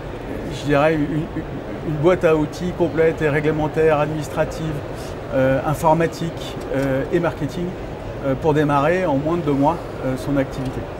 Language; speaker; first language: French; native; French